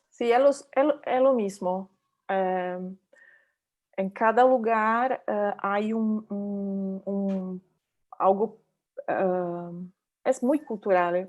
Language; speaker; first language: Spanish; non-native, learner; Portuguese